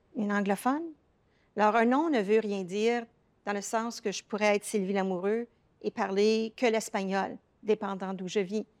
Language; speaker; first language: French; native; French